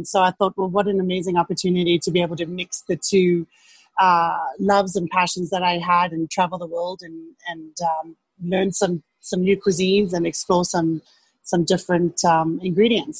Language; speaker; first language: English; native; English